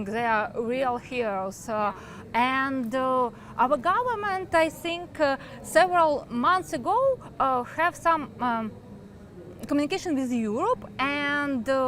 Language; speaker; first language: English; non-native, learner; Ukrainian